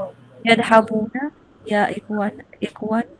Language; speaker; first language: Arabic; non-native, learner; Filipino